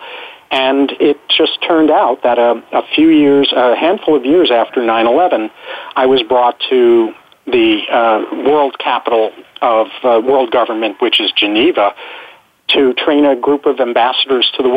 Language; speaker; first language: English; native; English